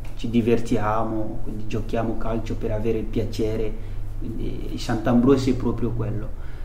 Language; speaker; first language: Italian; non-native, fluent; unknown